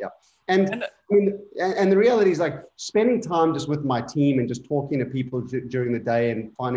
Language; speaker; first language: English; native; English